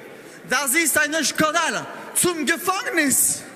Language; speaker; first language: German; non-native, learner; French